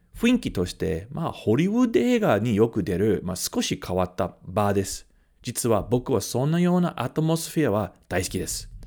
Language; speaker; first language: Japanese; early bilingual, heritage; Japanese